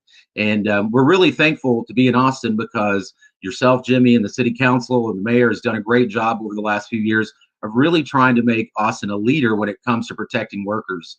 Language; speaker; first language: English; native; English